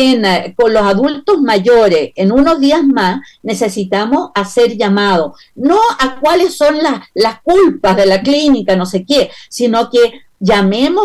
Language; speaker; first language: Spanish; native; Spanish